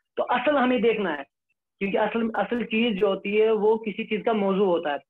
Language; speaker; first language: Urdu; non-native, local second language; Kashmiri